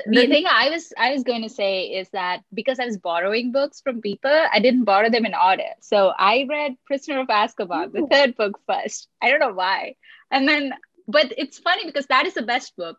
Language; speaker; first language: English; non-native, local second language; Sinhala